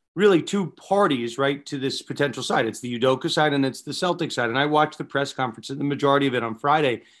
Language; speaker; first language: English; native; English